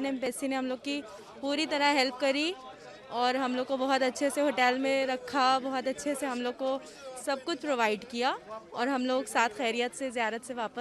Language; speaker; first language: Hindi; native; Hindi